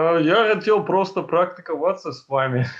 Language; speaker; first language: Russian; non-native, learner; English